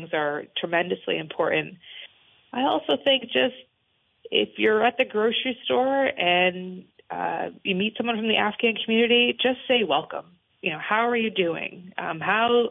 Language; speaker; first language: English; native; English